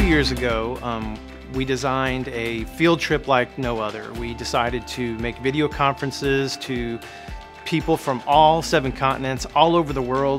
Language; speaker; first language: English; native; English